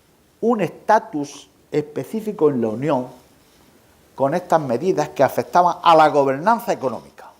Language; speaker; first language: Spanish; native; Spanish